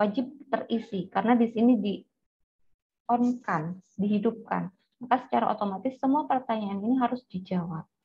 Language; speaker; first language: Indonesian; native; Indonesian